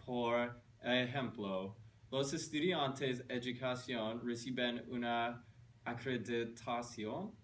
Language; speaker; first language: Spanish; non-native, learner; English